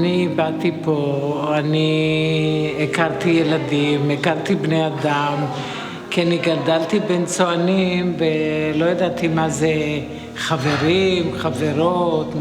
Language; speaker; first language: Hebrew; early bilingual, other home language; Romany